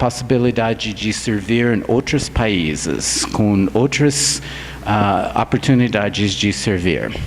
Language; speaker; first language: Portuguese; non-native, fluent; English